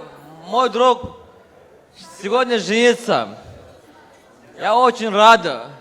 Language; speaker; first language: Russian; non-native, learner; Turkmen